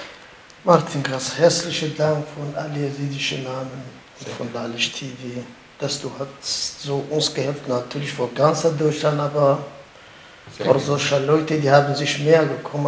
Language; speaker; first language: German; non-native, learner; Kurdish